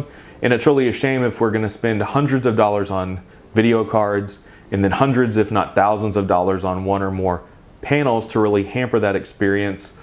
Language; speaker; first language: English; native; English